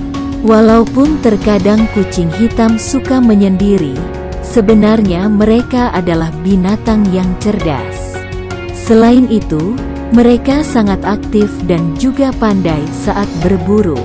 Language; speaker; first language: Indonesian; native; Indonesian